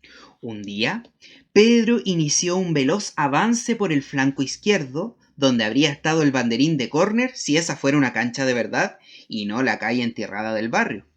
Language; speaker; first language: Spanish; native; Spanish